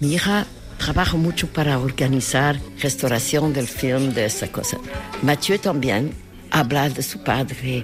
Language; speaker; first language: Spanish; non-native, learner; French